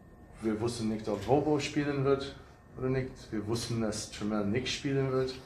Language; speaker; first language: German; non-native, learner; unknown